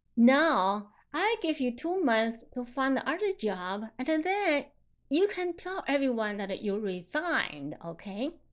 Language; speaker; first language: English; non-native, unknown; Chinese